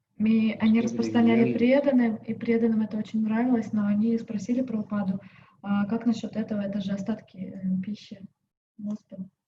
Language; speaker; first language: Russian; native; Russian